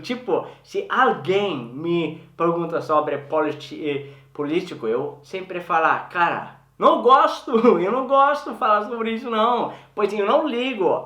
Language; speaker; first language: Portuguese; non-native, learner; Swedish